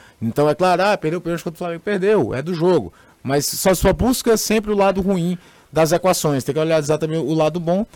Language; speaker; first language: Portuguese; native; Portuguese